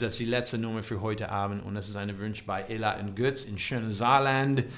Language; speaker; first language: German; non-native, learner; English